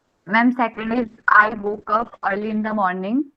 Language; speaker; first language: English; non-native, learner; Hindi